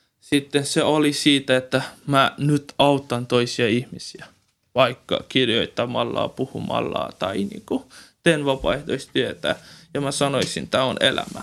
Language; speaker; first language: Finnish; non-native, learner; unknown